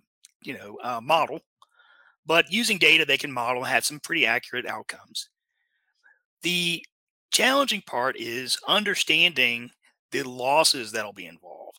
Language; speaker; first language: English; native; English